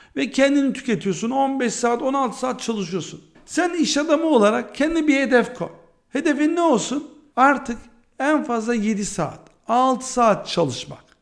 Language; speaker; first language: Turkish; early bilingual, heritage; Turkish